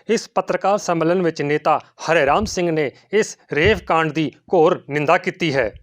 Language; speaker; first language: Hindi; non-native, local second language; Punjabi